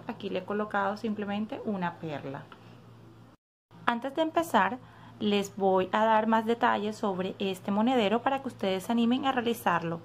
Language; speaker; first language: Spanish; native; Spanish